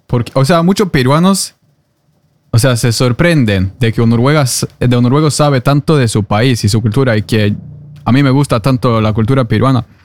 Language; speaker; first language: Spanish; non-native, fluent; Norwegian